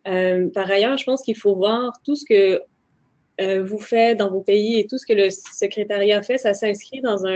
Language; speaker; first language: French; native; French